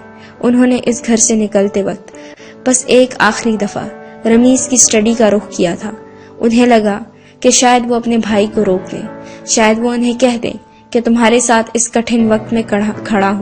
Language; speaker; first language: Urdu; native; Urdu